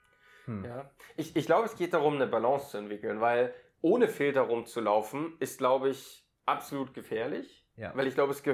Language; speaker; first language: German; native; German